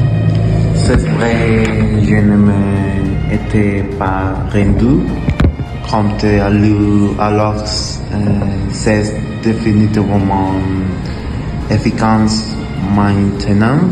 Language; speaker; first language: French; non-native, learner; Spanish